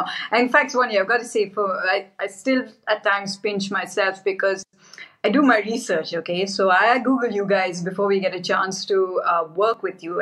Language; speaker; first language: English; non-native, local second language; Hindi